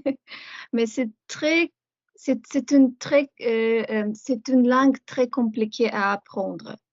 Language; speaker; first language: French; non-native, fluent; Ukrainian